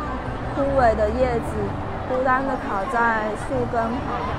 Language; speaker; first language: Chinese; native; Chinese